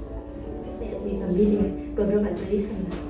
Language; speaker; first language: Spanish; non-native, learner; Vietnamese